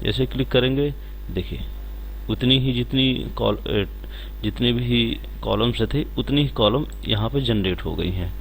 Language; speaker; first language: Hindi; native; Hindi